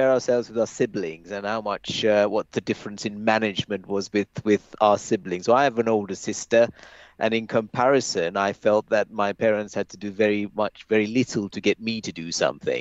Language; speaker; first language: English; native; English